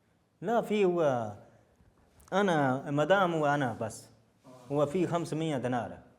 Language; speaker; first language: Arabic; non-native, learner; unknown